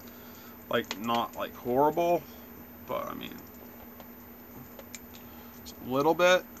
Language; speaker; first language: English; native; English